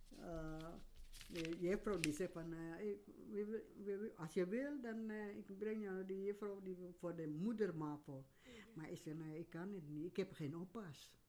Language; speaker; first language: Dutch; non-native, learner; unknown